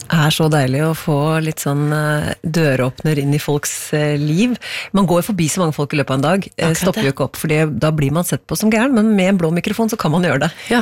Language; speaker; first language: Norwegian; native; Norwegian